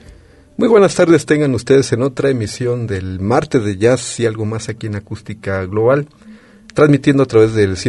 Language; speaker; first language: Spanish; native; Spanish